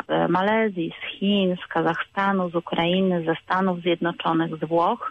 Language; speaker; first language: Polish; native; Polish